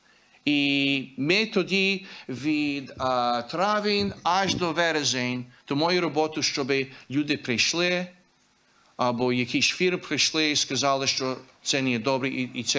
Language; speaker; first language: Ukrainian; early bilingual, heritage; Ukrainian